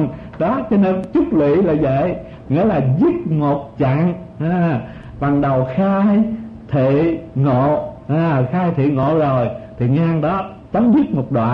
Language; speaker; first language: Vietnamese; native; Vietnamese